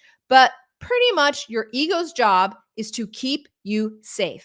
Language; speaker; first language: English; native; English